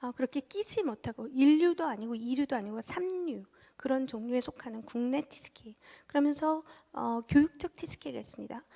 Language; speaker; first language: Korean; early bilingual, heritage; Korean